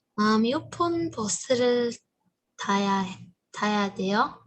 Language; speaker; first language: Korean; non-native, learner; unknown